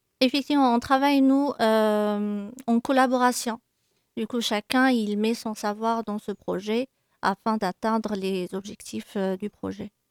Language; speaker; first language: French; non-native, local second language; Arabic